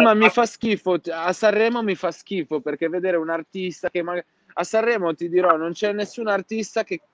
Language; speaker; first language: Italian; non-native, fluent; Arabic